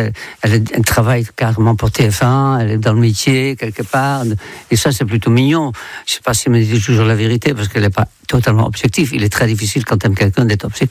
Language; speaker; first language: French; non-native, fluent; Dutch